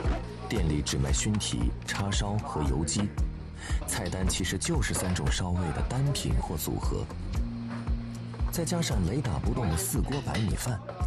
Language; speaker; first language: Chinese; native; Chinese